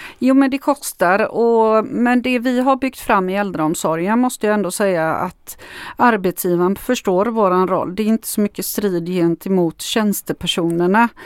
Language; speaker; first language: Swedish; non-native, fluent; Macedonian